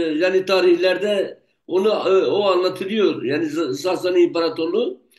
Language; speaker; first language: Turkish; non-native, local second language; Zaza